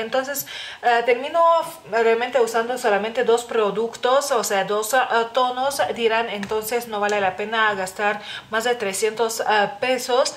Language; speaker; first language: Spanish; non-native, fluent; Lithuanian